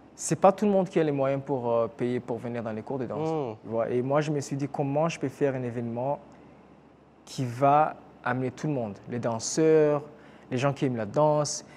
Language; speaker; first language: French; non-native, local second language; Kinyarwanda